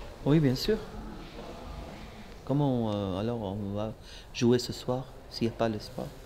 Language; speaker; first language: French; non-native, local second language; Arabic